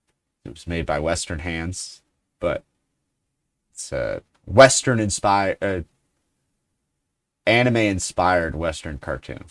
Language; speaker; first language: English; native; English